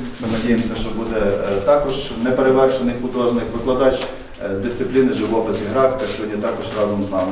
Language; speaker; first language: Ukrainian; native; Ukrainian